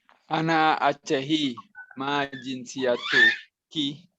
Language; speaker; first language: Arabic; non-native, learner; Indonesian